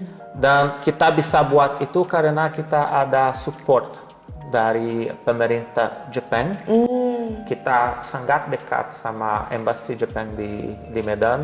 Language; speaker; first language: Indonesian; non-native, learner; Portuguese